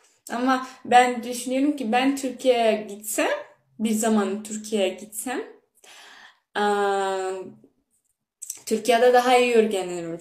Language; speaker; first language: Turkish; early bilingual, heritage; Turkish